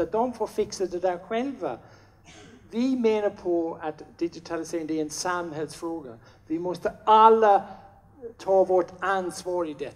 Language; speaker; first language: Swedish; non-native, fluent; English